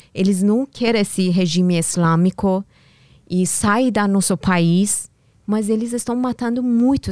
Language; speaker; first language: Portuguese; non-native, learner; Persian